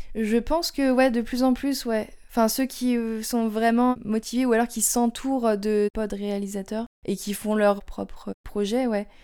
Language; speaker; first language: French; native; French